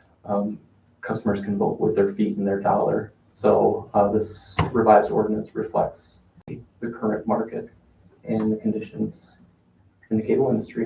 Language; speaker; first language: English; native; English